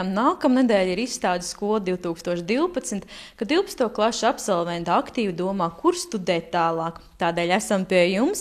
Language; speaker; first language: Latvian; native; Latvian